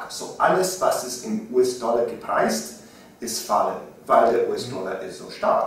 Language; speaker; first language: German; non-native, learner; English